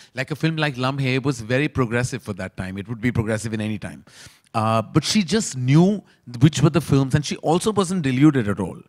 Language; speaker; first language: English; non-native, local second language; Hindi